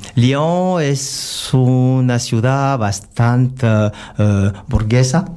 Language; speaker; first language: Catalan; non-native, learner; French